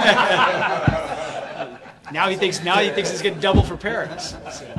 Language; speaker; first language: English; native; English